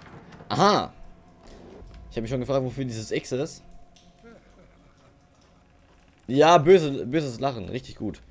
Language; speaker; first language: German; native; German